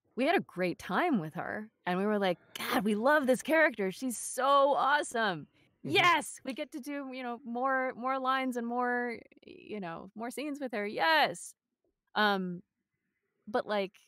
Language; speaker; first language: English; native; English